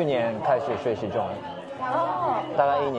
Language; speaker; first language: Chinese; non-native, learner; Japanese